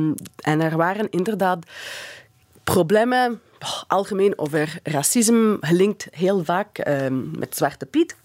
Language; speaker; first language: Dutch; non-native, fluent; English